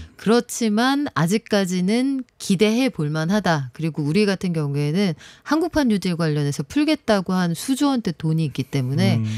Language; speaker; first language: Korean; native; Korean